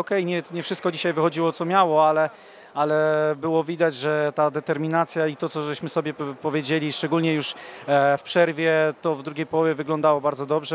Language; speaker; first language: Polish; native; Polish